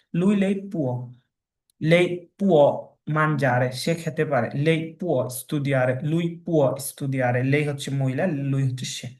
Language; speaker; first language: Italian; non-native, fluent; Bangla